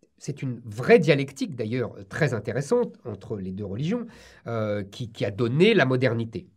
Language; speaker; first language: French; native; French